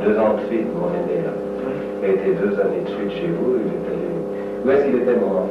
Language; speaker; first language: French; native; French